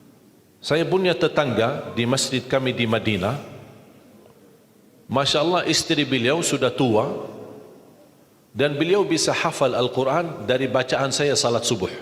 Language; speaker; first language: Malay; non-native, fluent; Arabic